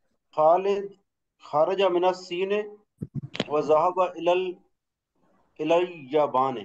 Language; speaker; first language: Arabic; non-native, learner; Urdu